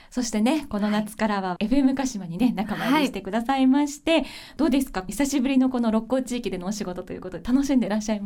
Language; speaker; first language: Japanese; native; Japanese